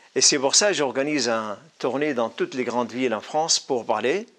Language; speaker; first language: French; non-native, fluent; Arabic